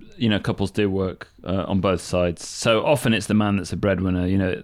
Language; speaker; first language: English; native; English